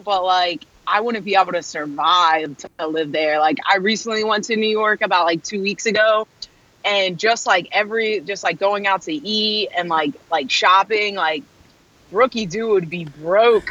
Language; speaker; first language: English; native; English